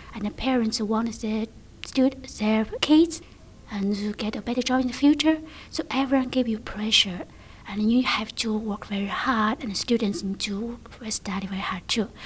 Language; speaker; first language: English; non-native, learner; Chinese